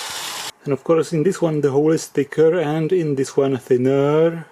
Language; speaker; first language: English; non-native, fluent; Czech